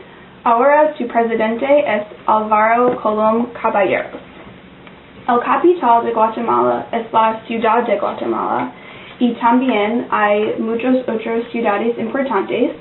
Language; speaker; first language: Spanish; non-native, learner; English